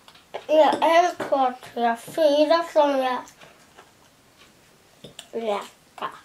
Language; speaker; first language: Swedish; early bilingual, other home language; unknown